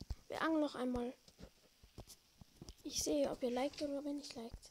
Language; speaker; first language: German; native; German